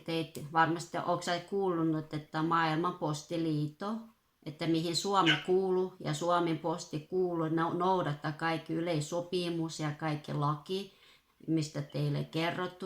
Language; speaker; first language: Finnish; non-native, fluent; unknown